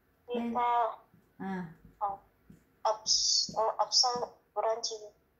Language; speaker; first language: Korean; non-native, learner; Vietnamese